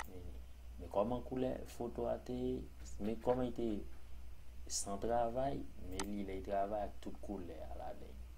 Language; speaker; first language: French; non-native, learner; Haitian Creole